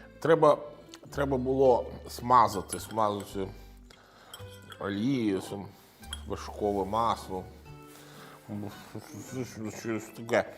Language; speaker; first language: Ukrainian; non-native, learner; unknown